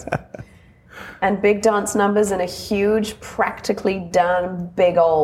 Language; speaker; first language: English; native; English